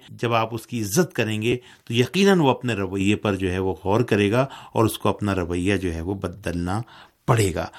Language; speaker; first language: Urdu; native; Urdu